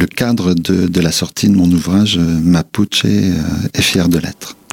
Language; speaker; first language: French; native; French